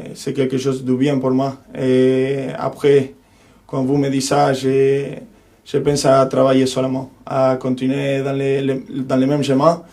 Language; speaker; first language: French; non-native, fluent; Spanish